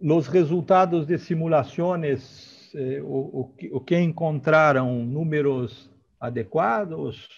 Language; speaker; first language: Spanish; non-native, learner; Portuguese